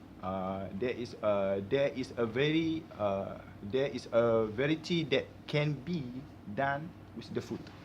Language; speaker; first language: English; non-native, learner; Malay